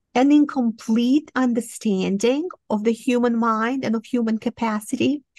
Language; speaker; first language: English; non-native, fluent; Romanian